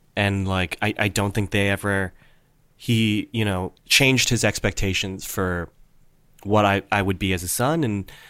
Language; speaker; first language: English; native; English